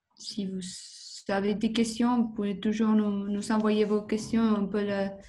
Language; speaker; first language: French; non-native, fluent; Spanish